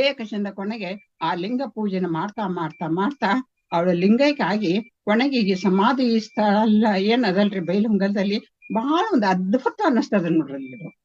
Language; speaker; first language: Kannada; native; Kannada